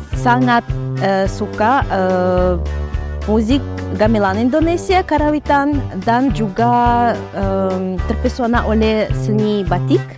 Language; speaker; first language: Indonesian; non-native, fluent; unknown